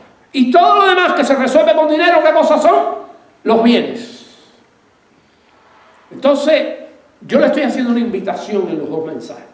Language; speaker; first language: Spanish; native; Spanish